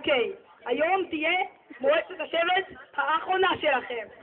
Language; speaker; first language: Hebrew; native; Hebrew